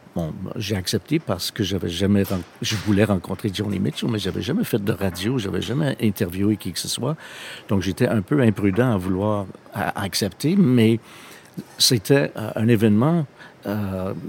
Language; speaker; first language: French; non-native, local second language; English